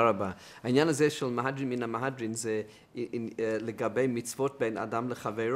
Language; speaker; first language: Hebrew; non-native, fluent; English